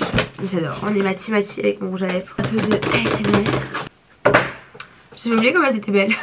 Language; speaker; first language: French; native; French